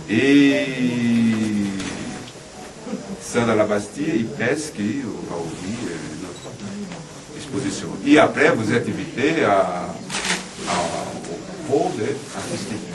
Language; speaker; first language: French; non-native, fluent; Portuguese